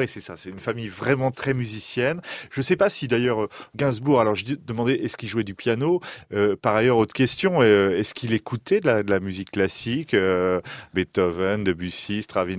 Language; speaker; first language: French; native; French